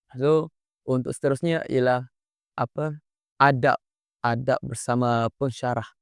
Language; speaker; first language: Malay; native; Malay